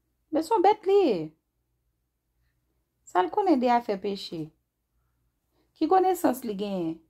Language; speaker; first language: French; non-native, local second language; Haitian Creole